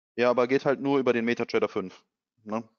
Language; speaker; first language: German; native; German